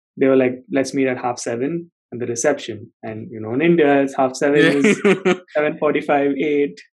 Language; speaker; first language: English; non-native, local second language; Tamil